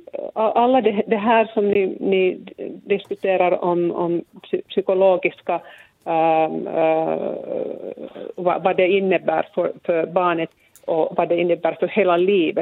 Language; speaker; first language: Swedish; non-native, local second language; Finnish